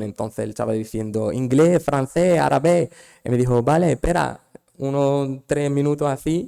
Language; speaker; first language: Spanish; non-native, fluent; Arabic